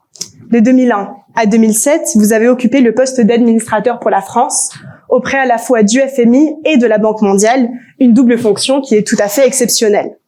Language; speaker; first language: French; native; French